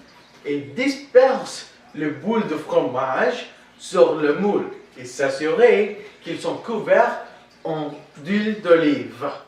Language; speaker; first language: French; non-native, learner; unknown